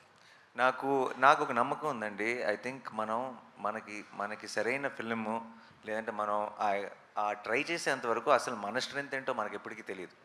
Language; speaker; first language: Telugu; native; Telugu